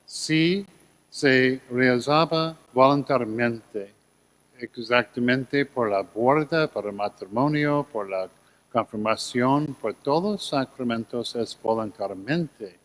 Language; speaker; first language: Spanish; non-native, learner; English